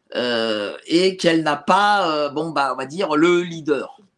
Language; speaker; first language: French; native; French